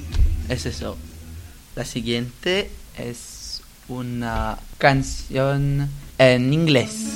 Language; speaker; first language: Spanish; non-native, learner; French